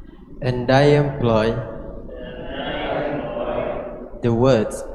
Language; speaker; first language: English; non-native, learner; Indonesian